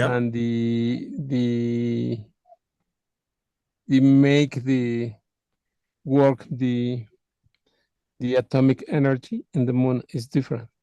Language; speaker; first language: English; non-native, learner; Spanish